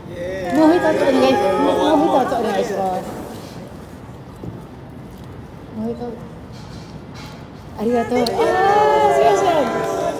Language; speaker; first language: Japanese; non-native, learner; Filipino